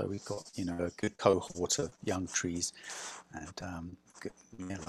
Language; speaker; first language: English; native; English